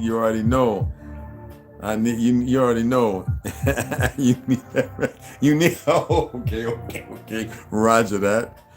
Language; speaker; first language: English; native; English